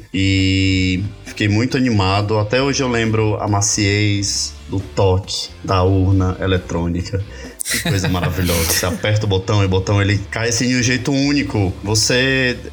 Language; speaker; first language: Portuguese; native; Portuguese